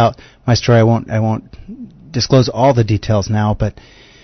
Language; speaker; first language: English; native; English